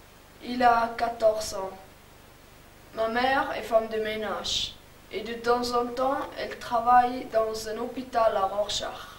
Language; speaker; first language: French; non-native, learner; German